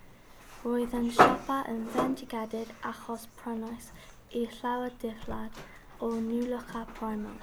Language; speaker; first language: Welsh; non-native, learner; English